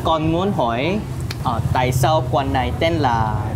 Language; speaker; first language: Vietnamese; non-native, fluent; Korean